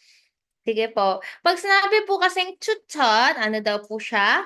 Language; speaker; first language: Filipino; native; Filipino